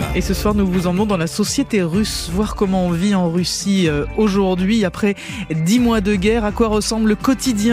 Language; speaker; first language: French; native; French